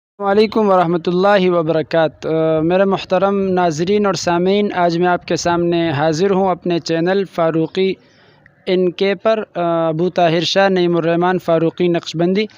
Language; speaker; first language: Urdu; non-native, local second language; Pashto